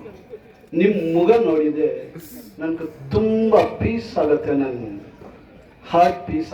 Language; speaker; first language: Kannada; non-native, fluent; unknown